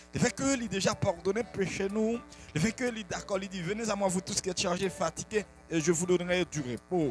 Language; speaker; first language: French; non-native, local second language; Haitian Creole